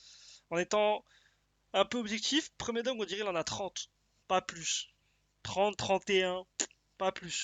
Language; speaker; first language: French; native; French